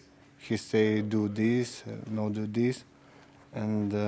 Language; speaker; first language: English; non-native, learner; Russian